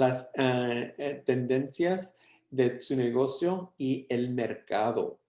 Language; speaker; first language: Spanish; early bilingual, heritage; English